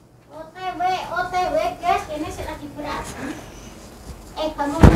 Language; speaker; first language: Indonesian; non-native, local second language; Javanese